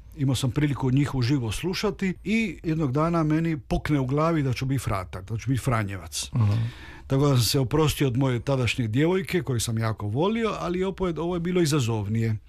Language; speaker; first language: Croatian; early bilingual, heritage; Croatian